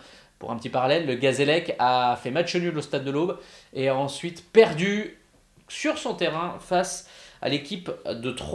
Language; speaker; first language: French; native; French